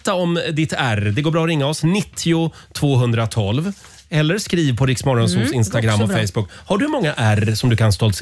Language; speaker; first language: Swedish; native; Swedish